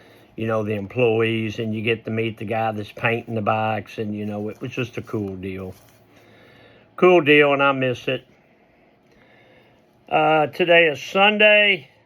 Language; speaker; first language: English; native; English